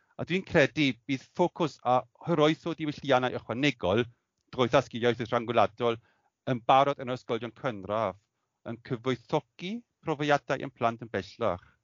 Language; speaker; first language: Welsh; non-native, fluent; German